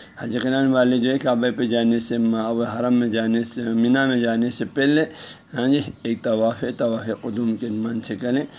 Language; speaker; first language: Urdu; non-native, local second language; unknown